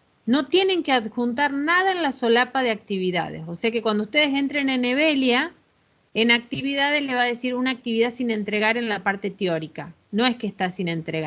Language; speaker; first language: Spanish; native; Spanish